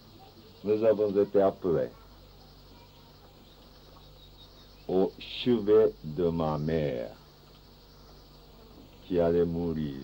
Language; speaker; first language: French; non-native, fluent; Japanese